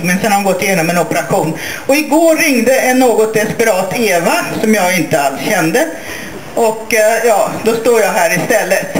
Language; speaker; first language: Swedish; native; Swedish